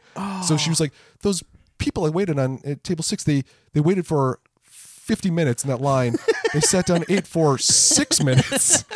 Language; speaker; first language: English; native; English